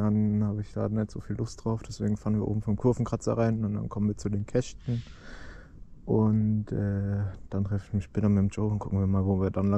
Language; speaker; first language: German; native; German